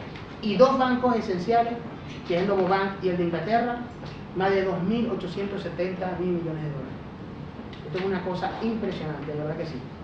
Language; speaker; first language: Spanish; native; Spanish